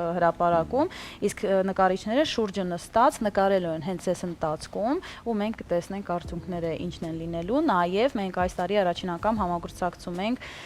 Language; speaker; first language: Armenian; early bilingual, heritage; Armenian